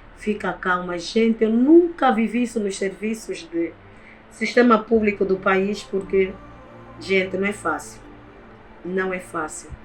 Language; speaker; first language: Portuguese; native; Portuguese